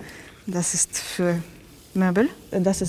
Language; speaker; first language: German; non-native, learner; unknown